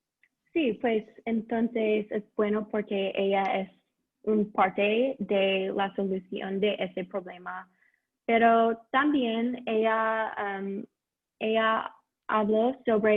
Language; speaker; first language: Spanish; non-native, learner; English